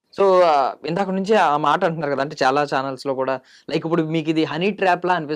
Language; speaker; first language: Telugu; native; Telugu